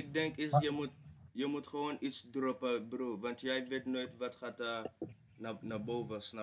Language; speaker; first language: Dutch; non-native, fluent; English